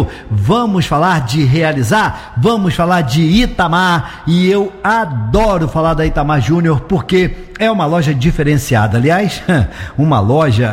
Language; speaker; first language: Portuguese; native; Portuguese